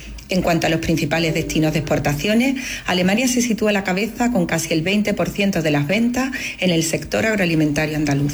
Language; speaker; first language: Spanish; native; Spanish